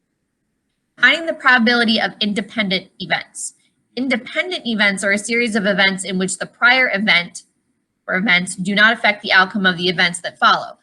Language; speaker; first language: English; native; English